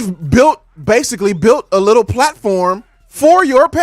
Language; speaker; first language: English; native; English